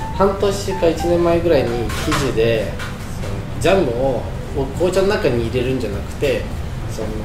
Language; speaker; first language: Japanese; non-native, fluent; Russian